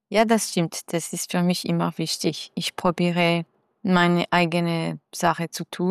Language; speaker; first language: German; non-native, fluent; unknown